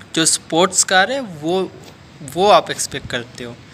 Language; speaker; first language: Hindi; non-native, local second language; Assamese